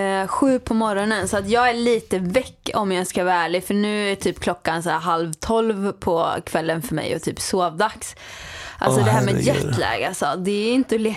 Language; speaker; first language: Swedish; native; Swedish